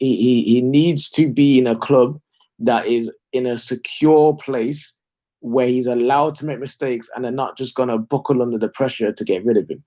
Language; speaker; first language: English; native; English